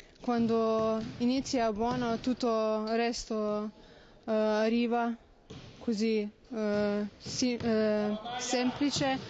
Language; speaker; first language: Italian; non-native, learner; Slovenian